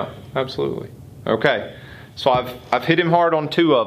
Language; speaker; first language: English; native; English